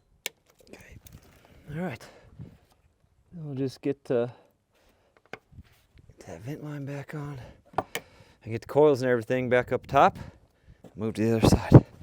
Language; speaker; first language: English; native; English